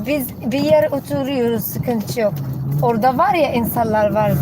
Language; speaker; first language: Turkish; non-native, learner; Arabic